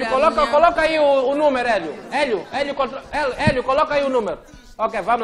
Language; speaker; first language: Portuguese; native; Portuguese